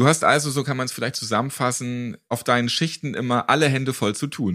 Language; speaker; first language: German; native; German